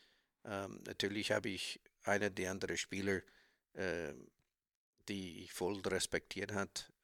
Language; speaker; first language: German; non-native, learner; English